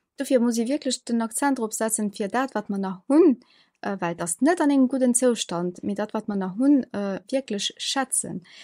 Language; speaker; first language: Luxembourgish; early bilingual, other home language; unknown